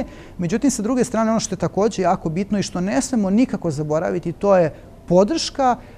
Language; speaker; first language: Bosnian; native; Bosnian